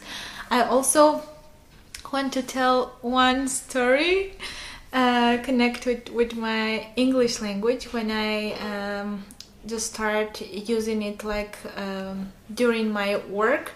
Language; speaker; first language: English; non-native, fluent; Armenian